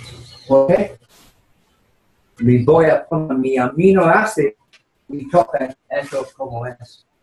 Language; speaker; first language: Spanish; non-native, learner; English